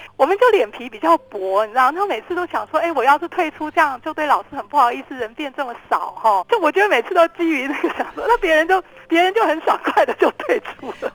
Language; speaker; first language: Chinese; native; Chinese